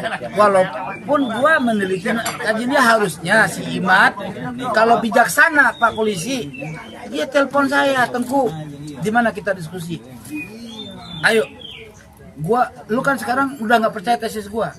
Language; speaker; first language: Indonesian; native; Indonesian